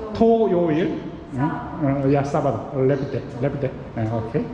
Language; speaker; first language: Spanish; non-native, learner; Korean